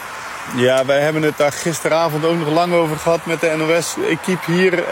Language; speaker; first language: Dutch; native; Dutch